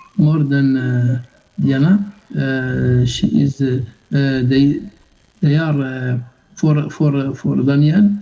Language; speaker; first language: English; non-native, learner; Arabic